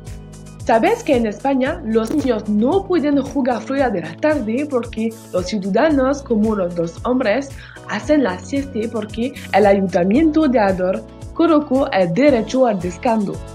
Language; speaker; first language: Spanish; non-native, learner; French